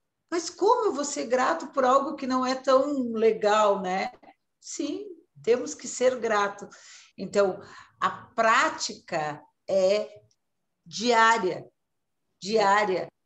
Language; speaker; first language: Portuguese; native; Portuguese